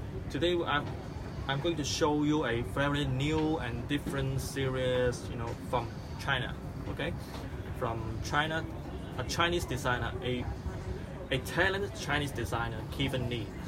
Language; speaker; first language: English; non-native, local second language; Cantonese